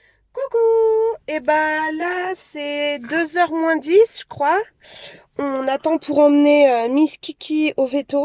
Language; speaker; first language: French; native; French